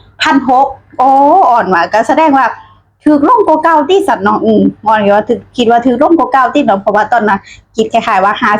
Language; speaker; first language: Thai; non-native, local second language; Lao